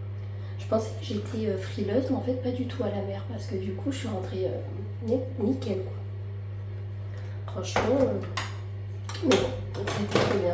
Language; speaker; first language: French; native; French